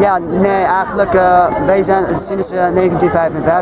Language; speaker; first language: Dutch; non-native, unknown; Uyghur